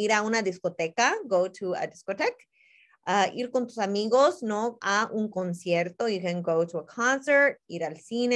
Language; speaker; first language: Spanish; non-native, fluent; English